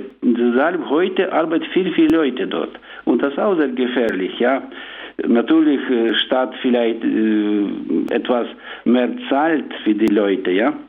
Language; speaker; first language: German; non-native, learner; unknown